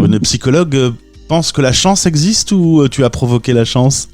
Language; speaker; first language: French; native; French